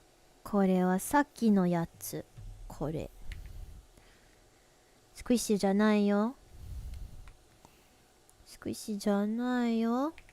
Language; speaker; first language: Japanese; non-native, learner; English